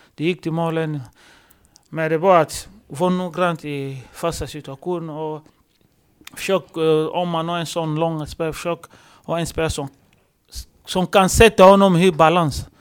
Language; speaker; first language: Swedish; non-native, fluent; Lingala